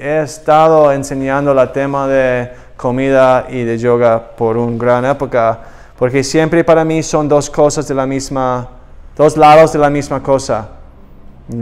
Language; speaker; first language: Spanish; non-native, learner; English